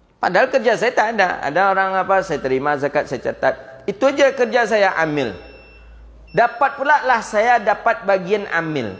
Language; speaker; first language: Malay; non-native, local second language; Minangkabau